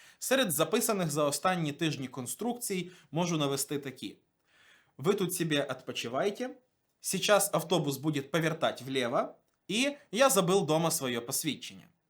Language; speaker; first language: Ukrainian; native; Ukrainian